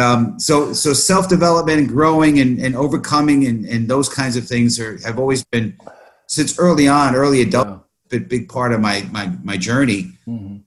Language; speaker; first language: English; native; English